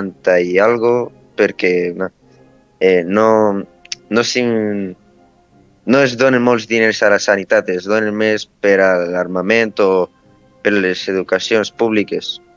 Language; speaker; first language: Catalan; early bilingual, other home language; Romanian